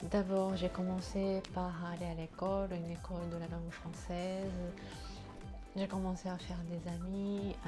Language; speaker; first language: French; non-native, fluent; Japanese